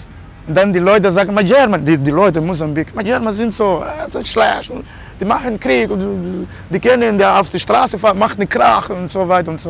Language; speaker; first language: German; non-native, learner; Portuguese